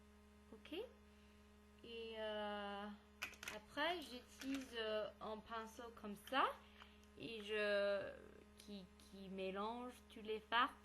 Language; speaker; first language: French; non-native, learner; English